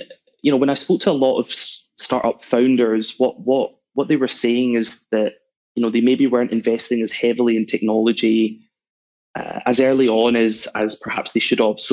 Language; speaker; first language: English; native; English